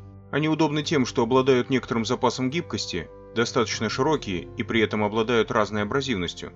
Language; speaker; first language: Russian; native; Russian